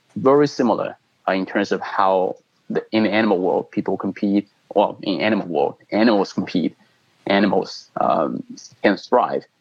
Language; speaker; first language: English; non-native, fluent; Chinese